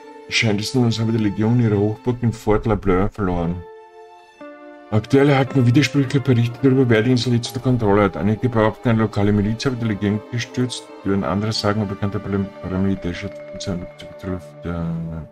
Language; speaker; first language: German; native; German